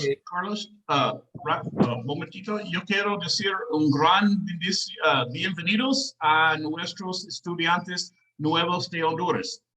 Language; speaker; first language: Spanish; non-native, learner; English